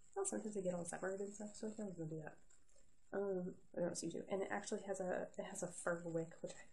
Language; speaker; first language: English; native; English